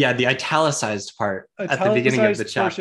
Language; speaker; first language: English; native; English